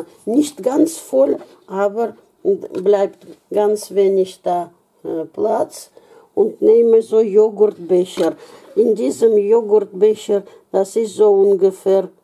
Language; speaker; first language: German; non-native, fluent; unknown